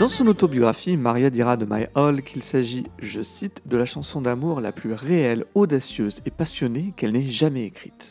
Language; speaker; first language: French; native; French